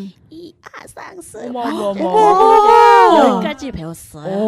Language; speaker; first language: Korean; non-native, learner; Vietnamese